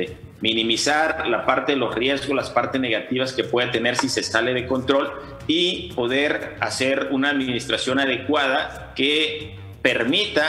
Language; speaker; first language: Spanish; native; Spanish